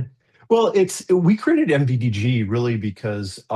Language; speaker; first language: English; native; English